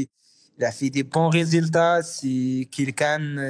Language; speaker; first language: French; non-native, learner; Arabic